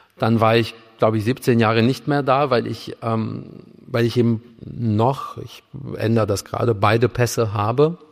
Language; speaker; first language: German; early bilingual, other home language; Russian